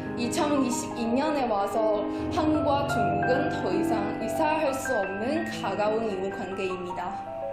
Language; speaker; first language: Korean; non-native, fluent; Chinese